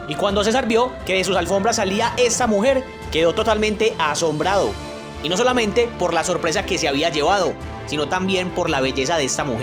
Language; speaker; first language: Spanish; native; Spanish